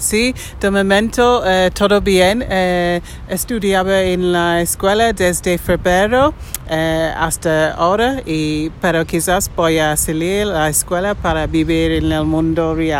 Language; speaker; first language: Spanish; non-native, learner; English